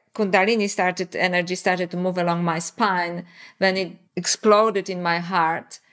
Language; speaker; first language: English; non-native, fluent; Polish